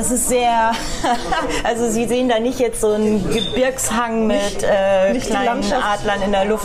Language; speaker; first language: German; native; German